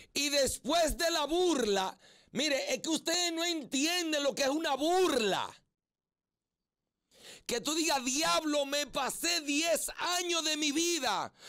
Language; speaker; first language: Spanish; native; Spanish